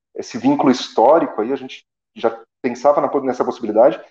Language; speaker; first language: Portuguese; native; Portuguese